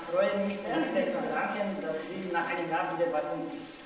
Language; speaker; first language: German; non-native, learner; Czech